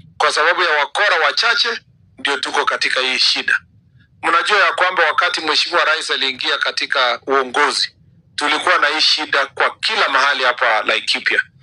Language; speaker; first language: Swahili; non-native, local second language; Kalenjin